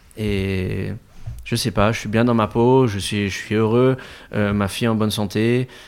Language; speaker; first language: French; native; French